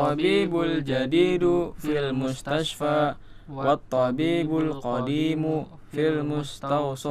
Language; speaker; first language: Arabic; non-native, learner; Indonesian